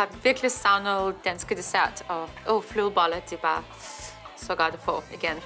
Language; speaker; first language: Danish; early bilingual, heritage; Danish